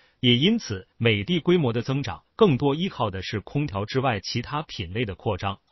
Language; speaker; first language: Chinese; native; Chinese